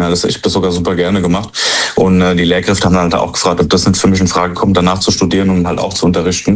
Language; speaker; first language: German; native; German